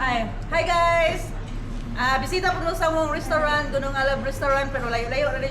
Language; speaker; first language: Filipino; non-native, local second language; Cebuano